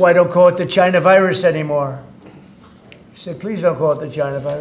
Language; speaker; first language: English; native; English